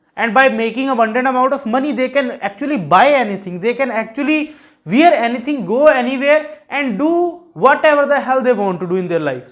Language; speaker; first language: English; non-native, local second language; Punjabi